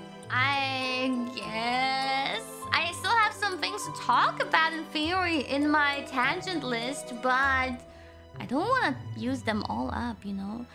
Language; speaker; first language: English; non-native, fluent; German